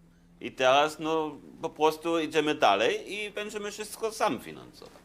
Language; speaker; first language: Polish; non-native, learner; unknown